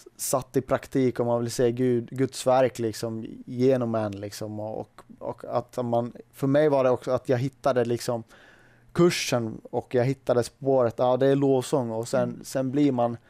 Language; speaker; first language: Swedish; early bilingual, other home language; Finnish